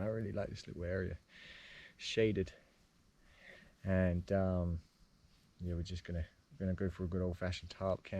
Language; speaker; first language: English; native; English